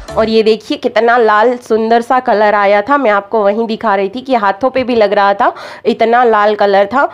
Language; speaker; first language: Hindi; non-native, local second language; Gujarati